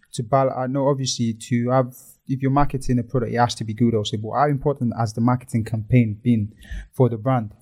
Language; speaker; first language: English; non-native, local second language; Yoruba